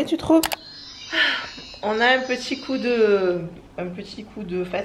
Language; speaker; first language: French; native; French